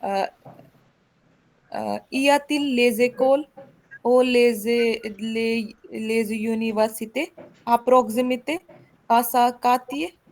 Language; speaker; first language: French; non-native, learner; Hindi